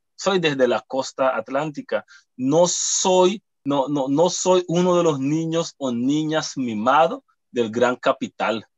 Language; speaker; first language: Spanish; native; Spanish